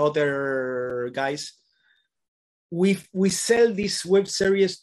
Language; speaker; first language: English; non-native, learner; Spanish